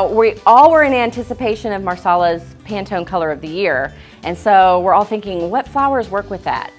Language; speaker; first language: English; native; English